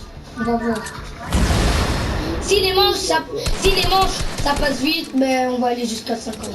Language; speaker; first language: French; native; French